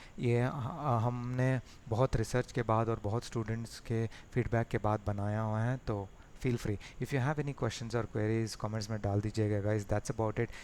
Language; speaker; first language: Hindi; native; Hindi